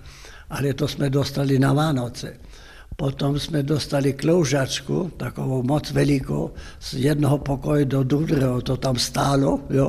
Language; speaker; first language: Czech; non-native, local second language; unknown